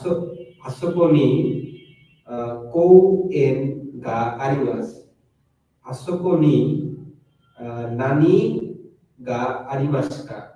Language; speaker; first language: Japanese; non-native, learner; Bangla